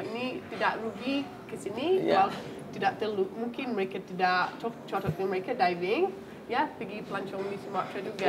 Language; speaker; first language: Indonesian; non-native, fluent; English